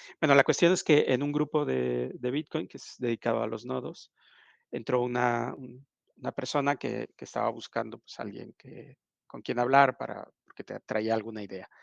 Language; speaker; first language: Spanish; native; Spanish